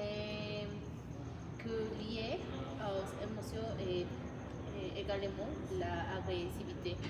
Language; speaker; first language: French; non-native, learner; Spanish